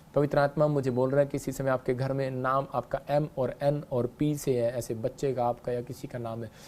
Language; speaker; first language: Hindi; non-native, local second language; Punjabi